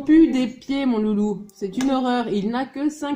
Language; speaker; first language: French; native; French